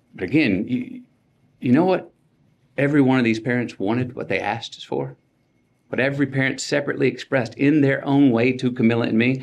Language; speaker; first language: English; native; English